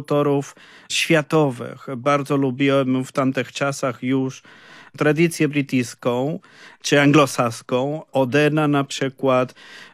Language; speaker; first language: Polish; non-native, fluent; Spanish